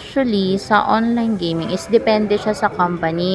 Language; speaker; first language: Filipino; native; Filipino